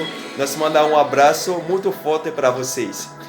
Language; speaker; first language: Portuguese; non-native, learner; Haitian Creole